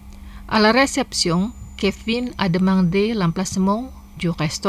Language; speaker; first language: French; non-native, fluent; Indonesian